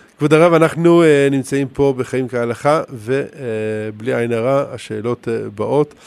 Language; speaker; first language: Hebrew; native; Hebrew